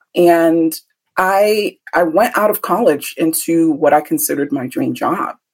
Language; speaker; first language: English; early bilingual, other home language; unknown